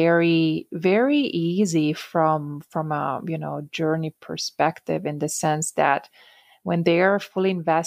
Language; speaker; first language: English; non-native, fluent; Italian